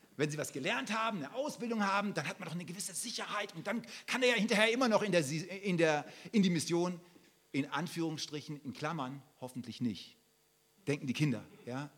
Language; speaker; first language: German; native; German